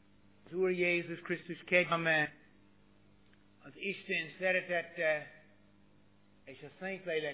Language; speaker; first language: Hungarian; non-native, fluent; English